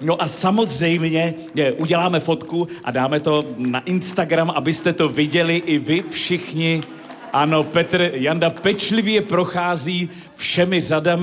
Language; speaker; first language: Czech; native; Czech